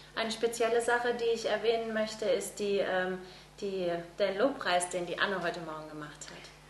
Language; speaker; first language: German; native; German